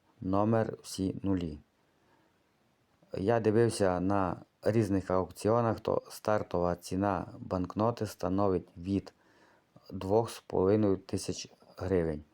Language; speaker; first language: Ukrainian; native; Ukrainian